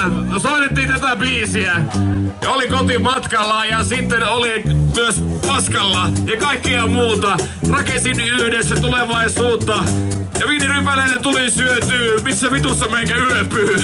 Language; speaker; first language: Finnish; native; Finnish